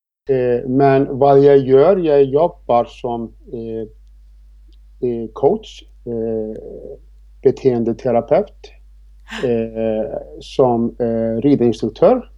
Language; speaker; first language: Swedish; non-native, fluent; Icelandic